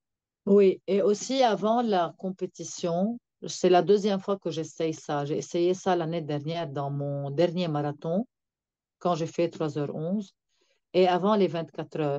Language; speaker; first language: French; non-native, local second language; Arabic